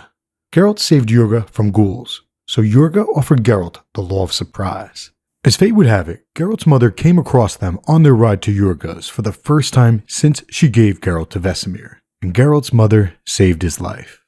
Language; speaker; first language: English; native; English